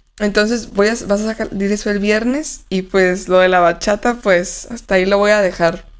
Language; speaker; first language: Spanish; native; Spanish